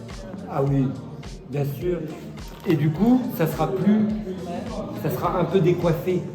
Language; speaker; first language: French; native; French